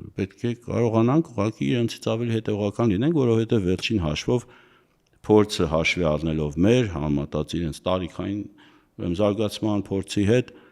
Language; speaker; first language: Armenian; native; Armenian